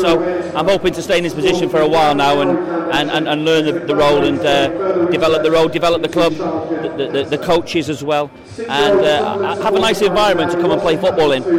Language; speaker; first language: English; native; English